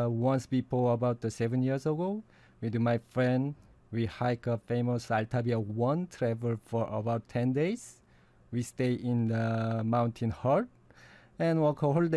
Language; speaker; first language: English; non-native, fluent; Korean